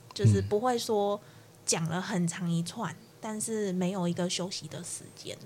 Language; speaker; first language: Chinese; native; Chinese